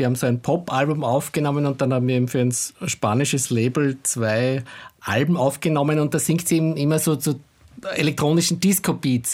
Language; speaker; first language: German; native; German